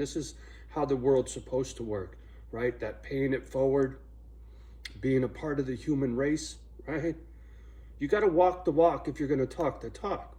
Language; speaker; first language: English; native; English